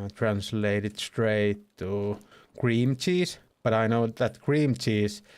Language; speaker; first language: English; non-native, fluent; Finnish